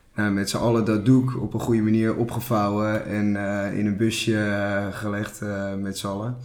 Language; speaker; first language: Dutch; native; Dutch